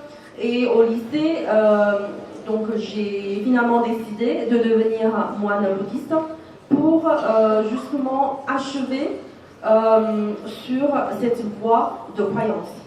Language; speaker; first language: French; non-native, fluent; Chinese